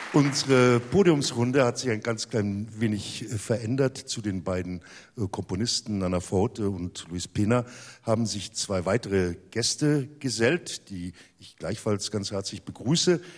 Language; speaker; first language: German; native; German